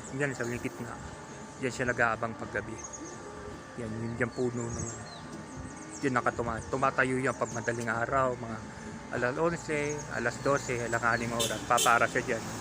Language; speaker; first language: Filipino; non-native, local second language; Iloko